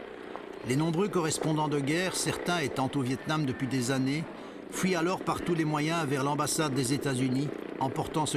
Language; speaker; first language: French; native; French